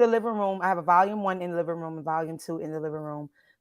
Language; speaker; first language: English; native; English